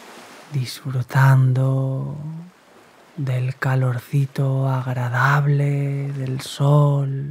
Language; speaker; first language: Spanish; native; Spanish